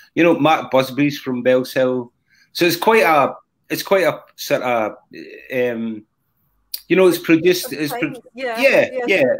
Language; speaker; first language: English; native; English